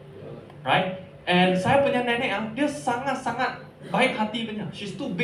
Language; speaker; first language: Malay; non-native, local second language; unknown